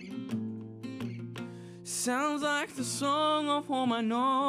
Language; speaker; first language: English; non-native, local second language; Ganda